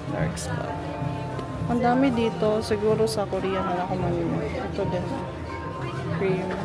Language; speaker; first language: Filipino; native; Filipino